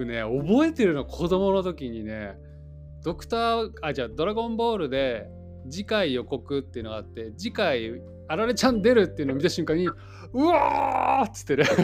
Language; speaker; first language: Japanese; native; Japanese